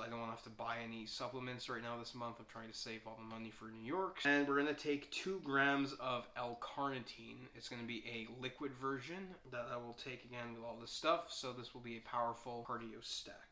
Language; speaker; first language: English; native; English